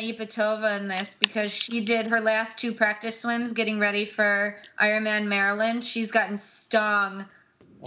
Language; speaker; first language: English; native; English